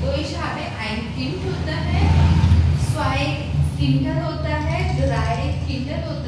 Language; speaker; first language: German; non-native, learner; Hindi